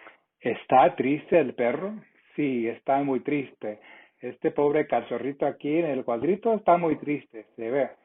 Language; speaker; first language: Spanish; non-native, fluent; English